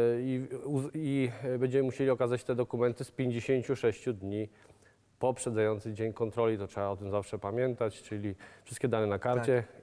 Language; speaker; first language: Polish; native; Polish